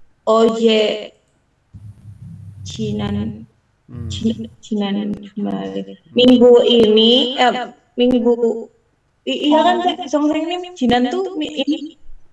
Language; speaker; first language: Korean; non-native, learner; Indonesian